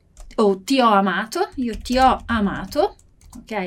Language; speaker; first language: Italian; non-native, fluent; Portuguese